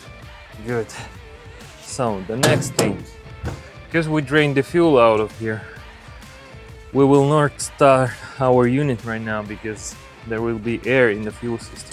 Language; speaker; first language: English; non-native, fluent; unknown